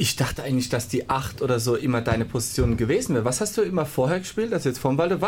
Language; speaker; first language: German; native; German